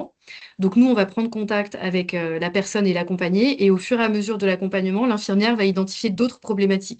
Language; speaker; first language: French; native; French